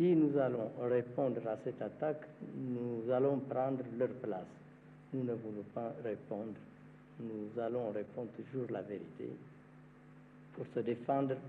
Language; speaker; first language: French; non-native, learner; Amharic